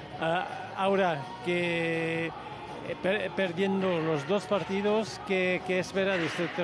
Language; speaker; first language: Spanish; non-native, learner; French